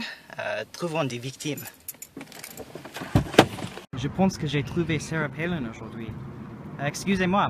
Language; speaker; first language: French; non-native, learner; English